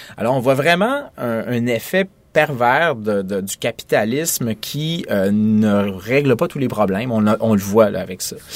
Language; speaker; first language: French; native; French